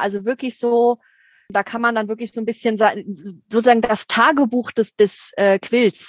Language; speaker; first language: German; native; German